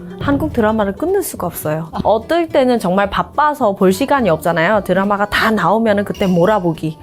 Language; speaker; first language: Korean; non-native, fluent; Vietnamese